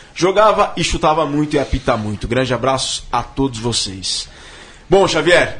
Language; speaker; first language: Portuguese; native; Portuguese